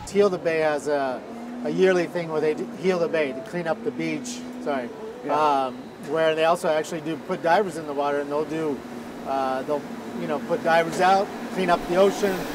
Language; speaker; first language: English; native; English